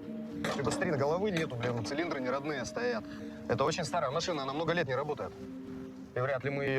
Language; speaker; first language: Russian; native; Russian